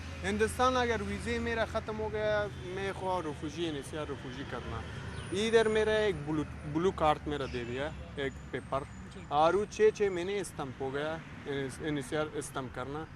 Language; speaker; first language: Hindi; non-native, learner; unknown